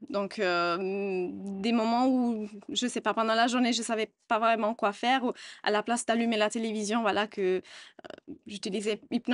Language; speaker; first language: French; non-native, fluent; Italian